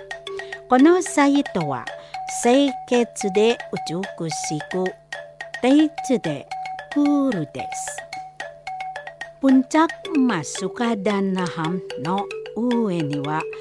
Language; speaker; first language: Japanese; non-native, learner; Indonesian